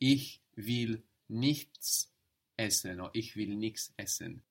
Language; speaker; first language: German; non-native, fluent; English